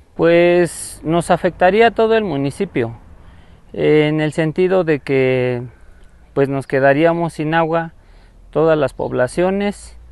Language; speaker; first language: Spanish; native; Spanish